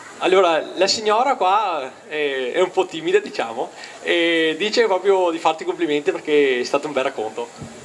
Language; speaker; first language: Italian; native; Italian